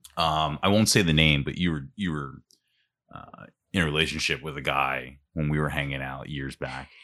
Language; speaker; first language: English; native; English